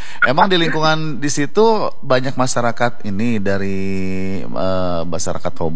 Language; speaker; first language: Indonesian; native; Indonesian